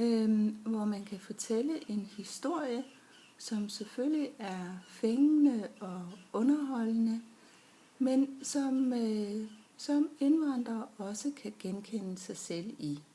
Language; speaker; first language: Danish; early bilingual, other home language; German